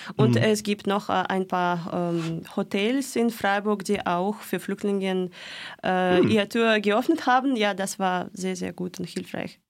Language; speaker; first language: German; non-native, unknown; Russian